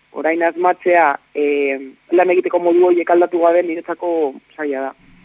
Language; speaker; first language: Basque; native; Basque